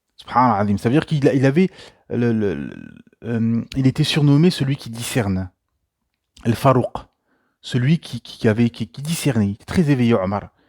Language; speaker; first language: French; native; French